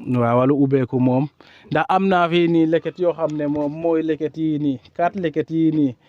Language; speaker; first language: Wolof; non-native, local second language; Serer